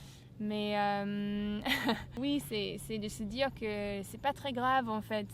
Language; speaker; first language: French; non-native, fluent; English